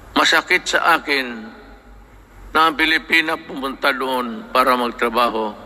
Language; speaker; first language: English; non-native, local second language; Cebuano